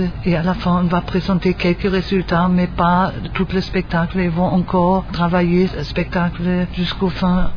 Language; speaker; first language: French; non-native, fluent; German